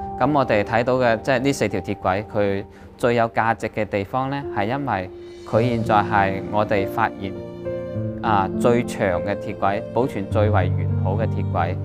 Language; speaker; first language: Cantonese; native; Cantonese